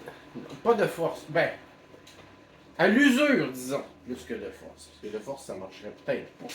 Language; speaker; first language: French; native; French